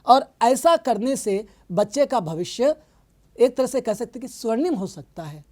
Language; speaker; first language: Hindi; non-native, local second language; Telugu